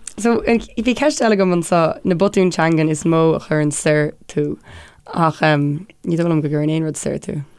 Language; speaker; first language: Irish; non-native, local second language; English